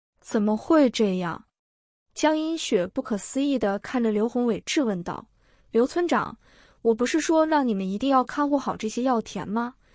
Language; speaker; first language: Chinese; native; Chinese